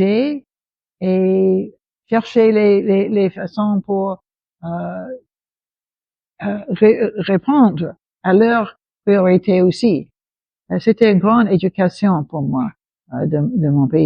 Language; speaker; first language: French; non-native, local second language; English